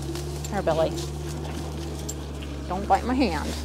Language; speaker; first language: English; native; English